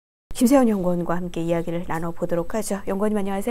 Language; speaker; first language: Korean; native; Korean